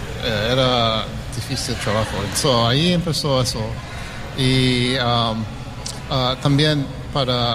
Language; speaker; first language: Spanish; early bilingual, heritage; English